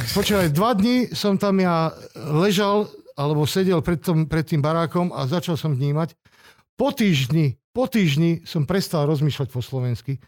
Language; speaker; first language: Slovak; non-native, local second language; Hungarian